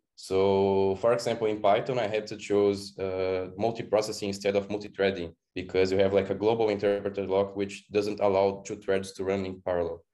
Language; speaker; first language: English; non-native, fluent; Portuguese